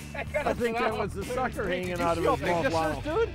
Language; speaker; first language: English; native; English